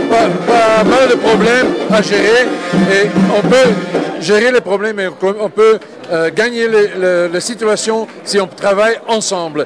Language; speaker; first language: French; non-native, local second language; Dutch